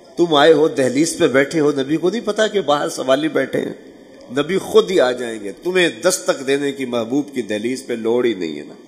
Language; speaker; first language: Urdu; non-native, local second language; Punjabi